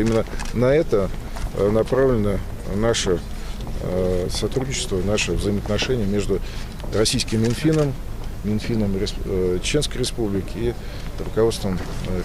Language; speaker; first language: Russian; native; Russian